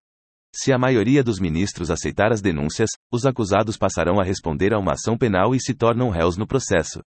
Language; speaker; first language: Portuguese; native; Portuguese